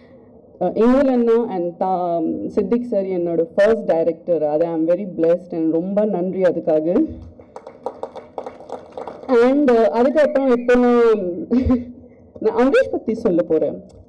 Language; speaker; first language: Tamil; non-native, learner; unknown